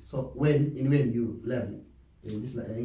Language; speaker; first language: English; non-native, learner; Oromo